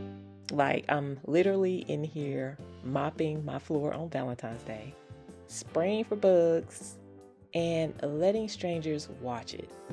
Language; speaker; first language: English; native; English